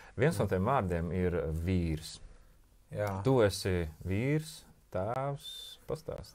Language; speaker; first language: Latvian; native; Latvian